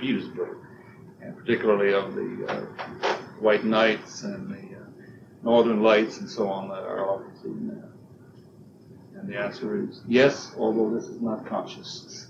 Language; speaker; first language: English; native; English